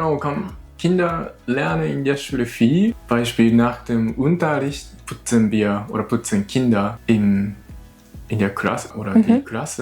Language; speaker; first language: German; non-native, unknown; Japanese